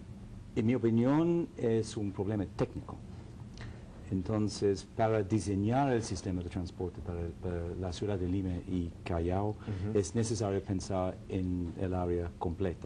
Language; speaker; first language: Spanish; non-native, fluent; English